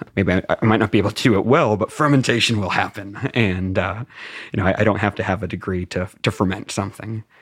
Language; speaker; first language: English; native; English